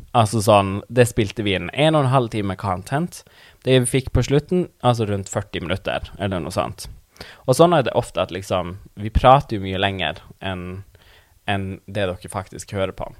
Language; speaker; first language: Norwegian; non-native, local second language; Northern Sami